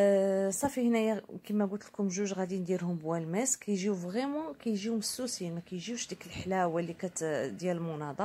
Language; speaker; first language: Arabic; native; Arabic